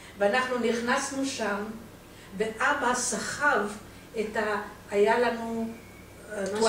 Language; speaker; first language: Hebrew; non-native, fluent; Romanian